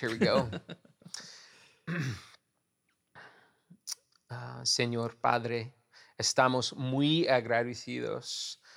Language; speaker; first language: Spanish; non-native, fluent; English